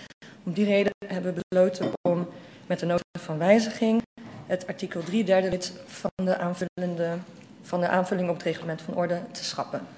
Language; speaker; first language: Dutch; native; Dutch